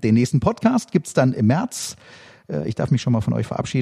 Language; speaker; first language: German; native; German